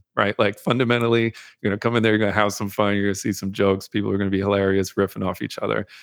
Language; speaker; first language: English; native; English